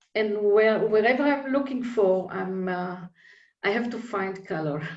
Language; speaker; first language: English; non-native, fluent; Hebrew